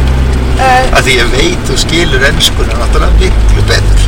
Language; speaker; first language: Icelandic; native; Icelandic